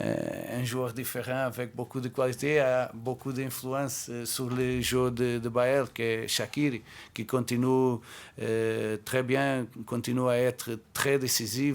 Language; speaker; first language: French; non-native, fluent; Portuguese